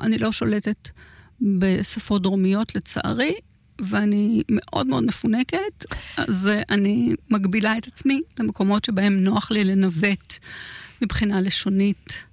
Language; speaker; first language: Hebrew; native; Hebrew